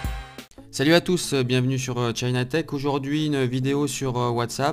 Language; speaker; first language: French; native; French